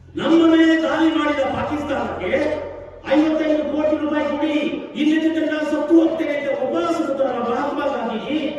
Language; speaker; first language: Kannada; non-native, local second language; Kodava